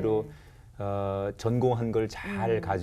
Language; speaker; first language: Korean; native; Korean